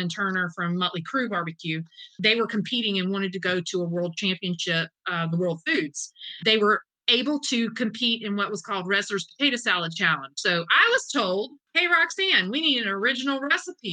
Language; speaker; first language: English; native; English